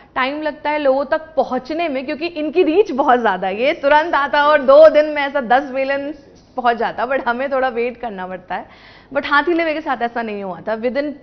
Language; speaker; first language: Hindi; native; Hindi